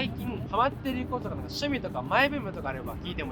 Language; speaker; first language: Japanese; native; Japanese